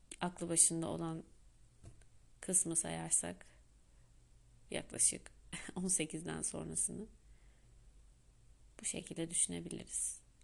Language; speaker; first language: Turkish; native; Turkish